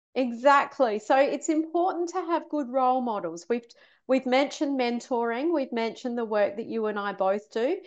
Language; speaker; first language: English; native; English